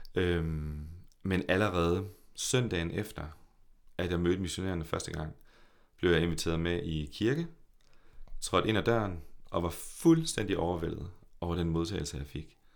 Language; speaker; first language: Danish; native; Danish